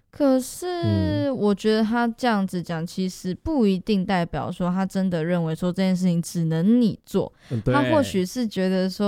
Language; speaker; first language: Chinese; native; Chinese